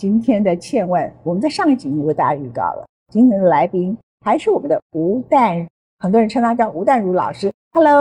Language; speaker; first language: Chinese; native; Chinese